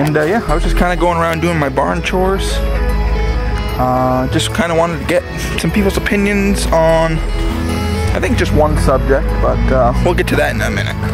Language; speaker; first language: English; native; English